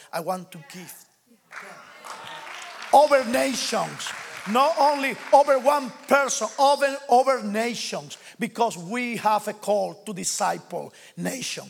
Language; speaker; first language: English; non-native, learner; Spanish